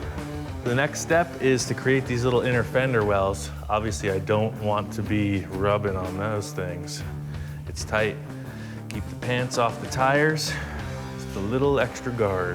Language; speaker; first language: English; native; English